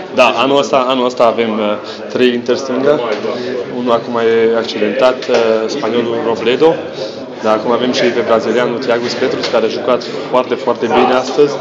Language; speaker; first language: Romanian; non-native, local second language; Hungarian